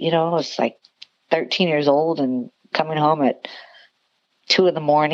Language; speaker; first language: English; native; English